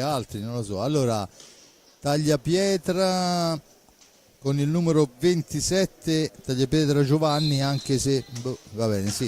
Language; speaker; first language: Italian; native; Italian